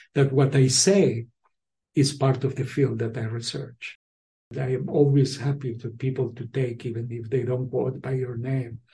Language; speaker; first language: English; non-native, fluent; Spanish